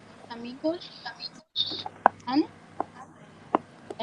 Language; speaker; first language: Spanish; non-native, learner; Arabic